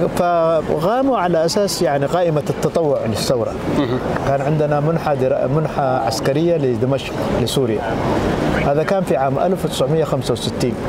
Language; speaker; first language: Arabic; non-native, local second language; Tigrinya